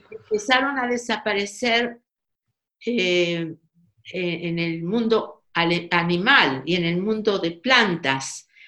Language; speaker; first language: Spanish; native; Spanish